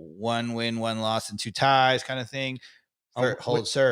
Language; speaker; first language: English; native; English